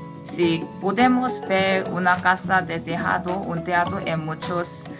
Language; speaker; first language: Spanish; non-native, fluent; Korean